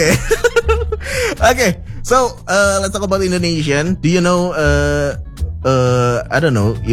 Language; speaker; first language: English; non-native, fluent; Indonesian